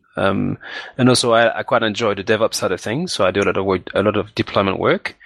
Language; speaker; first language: English; non-native, fluent; French